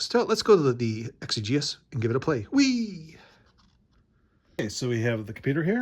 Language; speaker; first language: English; native; English